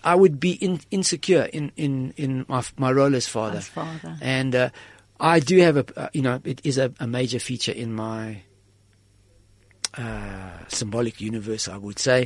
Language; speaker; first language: English; native; English